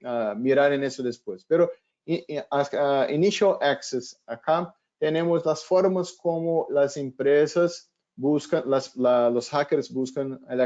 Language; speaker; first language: Spanish; non-native, fluent; Portuguese